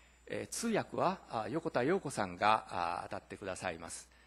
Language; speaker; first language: Japanese; native; Japanese